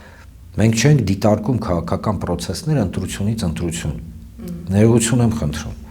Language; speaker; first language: Armenian; native; Armenian